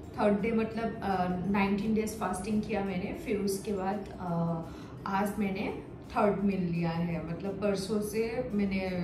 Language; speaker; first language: Hindi; non-native, local second language; Bodo